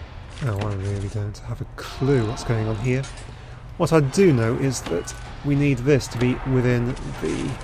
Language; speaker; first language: English; native; English